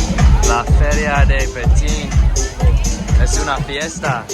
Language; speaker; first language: Spanish; non-native, learner; English